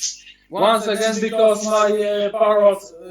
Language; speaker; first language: English; non-native, learner; Polish